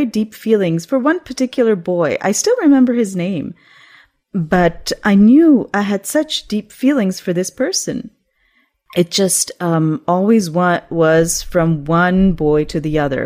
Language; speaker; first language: English; non-native, local second language; Urdu